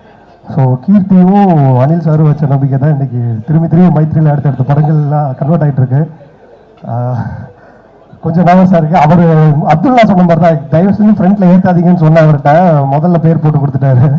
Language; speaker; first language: Tamil; native; Tamil